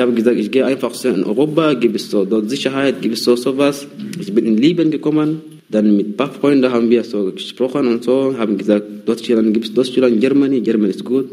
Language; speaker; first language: German; non-native, learner; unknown